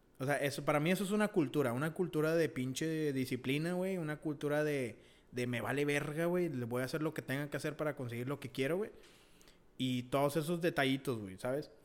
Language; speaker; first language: Spanish; early bilingual, heritage; Spanish